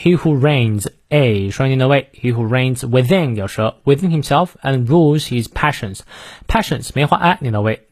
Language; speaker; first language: English; non-native, fluent; Chinese